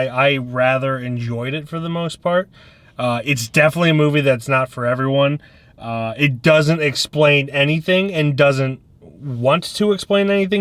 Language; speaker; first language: English; native; English